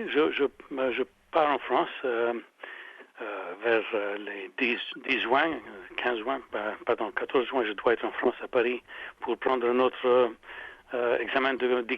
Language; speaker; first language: French; non-native, fluent; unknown